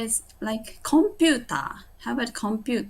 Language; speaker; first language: English; non-native, learner; Japanese